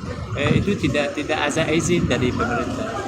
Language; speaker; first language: Indonesian; non-native, learner; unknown